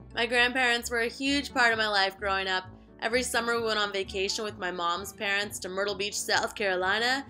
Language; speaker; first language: English; native; English